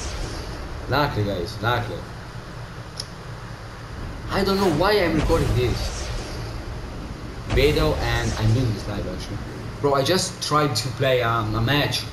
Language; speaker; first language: English; non-native, learner; Italian